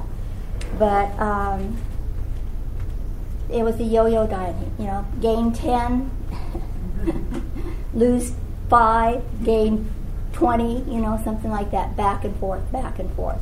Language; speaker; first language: English; native; English